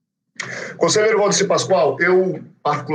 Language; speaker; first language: Portuguese; native; Portuguese